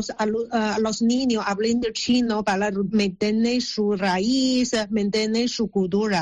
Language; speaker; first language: Spanish; non-native, learner; Chinese